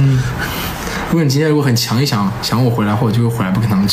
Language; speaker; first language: Chinese; native; Chinese